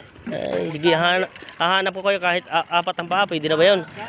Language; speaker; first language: Filipino; native; Filipino